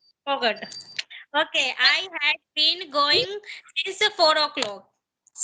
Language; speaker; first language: English; non-native, learner; Hindi